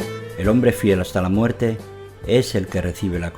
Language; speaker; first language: Spanish; native; Spanish